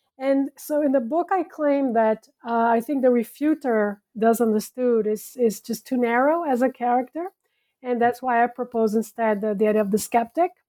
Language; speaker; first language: English; non-native, fluent; Portuguese